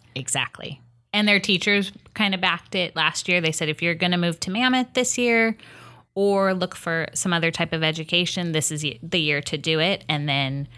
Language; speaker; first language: English; native; English